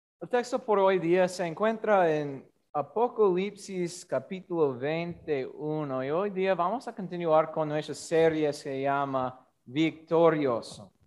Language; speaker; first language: Spanish; non-native, learner; English